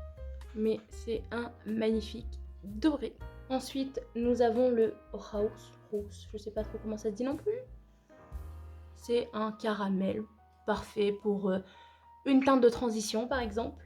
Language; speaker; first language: French; native; French